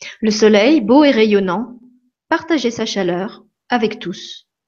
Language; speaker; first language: French; native; French